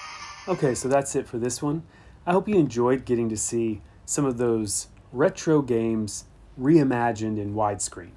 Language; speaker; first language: English; native; English